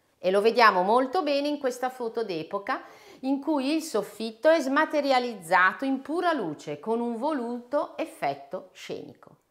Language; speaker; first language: Italian; native; Italian